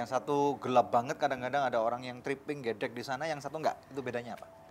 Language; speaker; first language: Indonesian; native; Indonesian